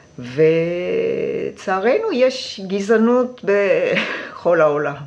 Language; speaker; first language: Hebrew; non-native, fluent; Japanese